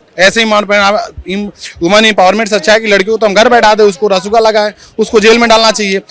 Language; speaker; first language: Hindi; native; Hindi